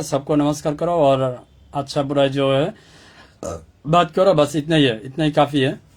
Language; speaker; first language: Hindi; non-native, learner; Bangla